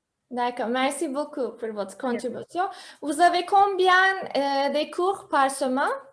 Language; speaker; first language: French; non-native, fluent; Turkish